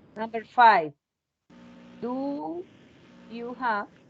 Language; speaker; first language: English; non-native, fluent; Spanish